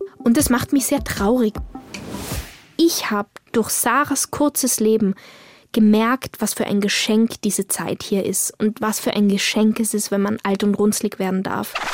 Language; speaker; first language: German; native; German